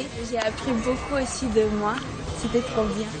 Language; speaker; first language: French; non-native, learner; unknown